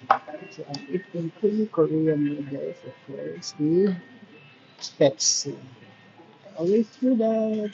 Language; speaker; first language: English; non-native, local second language; Filipino